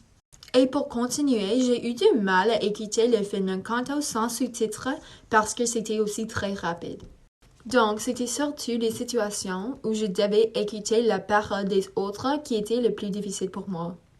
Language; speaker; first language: French; non-native, learner; English